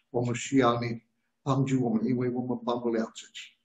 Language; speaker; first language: Chinese; non-native, fluent; English